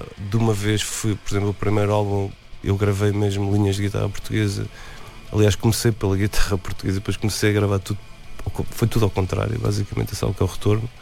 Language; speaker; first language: Portuguese; native; Portuguese